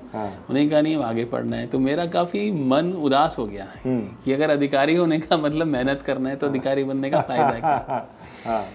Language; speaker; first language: Hindi; native; Hindi